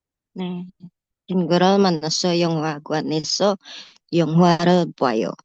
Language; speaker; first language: Korean; non-native, learner; Indonesian